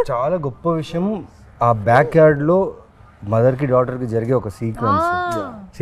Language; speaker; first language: Telugu; native; Telugu